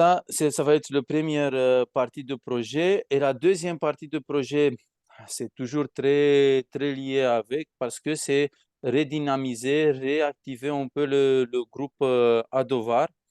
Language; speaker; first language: French; non-native, fluent; Romanian